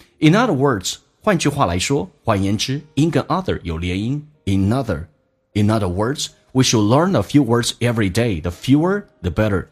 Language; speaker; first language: English; non-native, fluent; Chinese